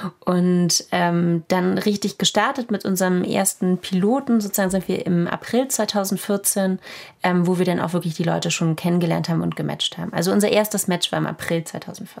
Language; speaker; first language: German; native; German